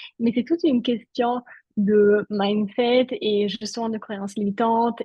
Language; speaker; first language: French; non-native, local second language; Italian